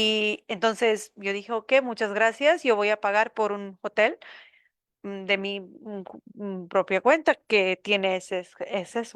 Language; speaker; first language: Spanish; non-native, learner; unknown